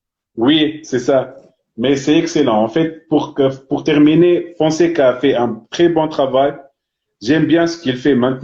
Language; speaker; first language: French; non-native, fluent; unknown